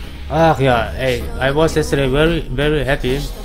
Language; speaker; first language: English; non-native, learner; German